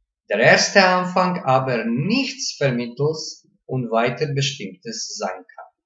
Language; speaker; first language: German; non-native, learner; Croatian